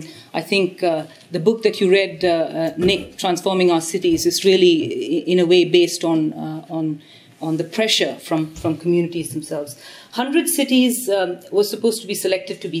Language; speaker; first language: English; non-native, local second language; Tamil